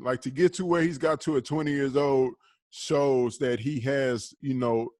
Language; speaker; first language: English; native; English